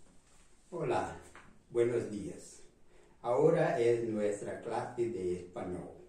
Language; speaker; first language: Spanish; non-native, fluent; Portuguese